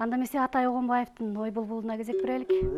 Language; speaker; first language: Kyrgyz; native; Kyrgyz